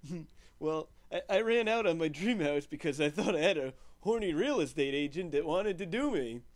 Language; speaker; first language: English; native; English